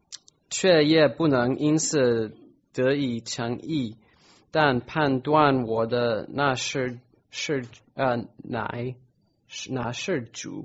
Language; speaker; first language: Chinese; non-native, fluent; English